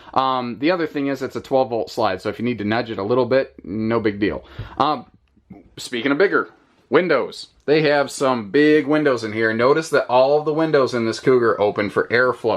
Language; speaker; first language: English; native; English